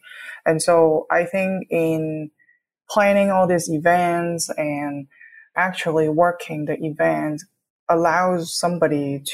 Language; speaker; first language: English; non-native, local second language; Cantonese